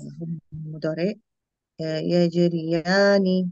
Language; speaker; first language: Arabic; non-native, learner; Indonesian